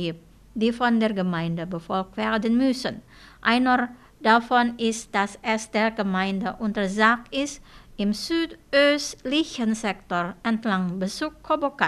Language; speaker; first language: German; non-native, fluent; Indonesian